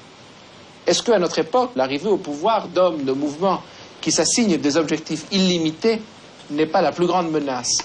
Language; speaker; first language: French; native; French